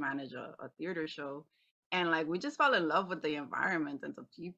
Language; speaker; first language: English; native; English